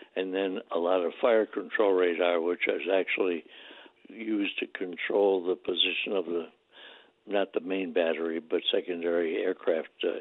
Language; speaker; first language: English; native; English